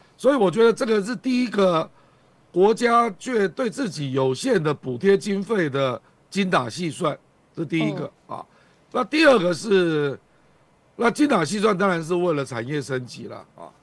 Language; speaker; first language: Chinese; native; Chinese